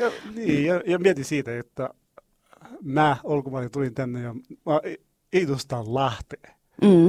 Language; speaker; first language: Finnish; non-native, learner; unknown